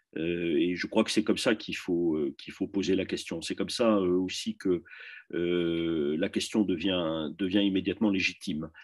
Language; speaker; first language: French; native; French